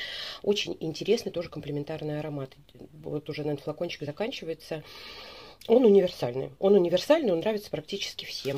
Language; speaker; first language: Russian; native; Russian